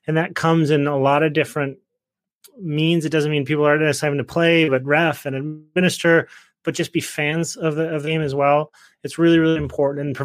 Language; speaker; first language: English; native; English